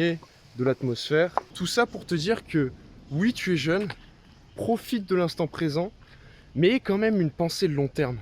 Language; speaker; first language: French; native; French